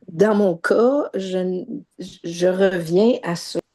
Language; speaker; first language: French; native; French